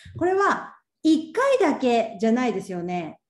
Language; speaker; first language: Japanese; native; Japanese